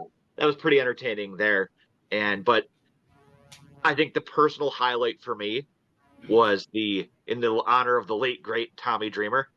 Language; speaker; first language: English; native; English